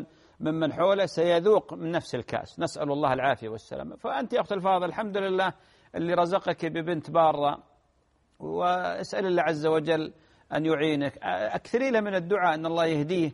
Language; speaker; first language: Arabic; native; Arabic